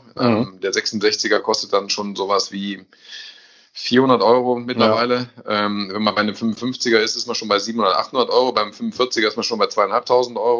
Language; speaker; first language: German; native; German